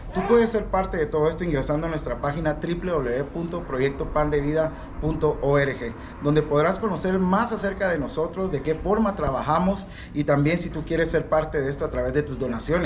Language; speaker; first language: Spanish; native; Spanish